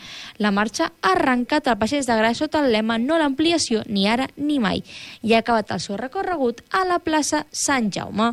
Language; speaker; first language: Catalan; native; Catalan